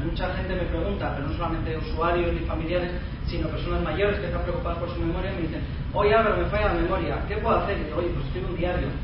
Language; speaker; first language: Spanish; native; Spanish